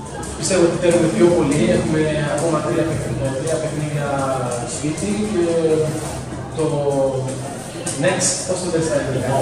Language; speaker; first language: Greek; non-native, learner; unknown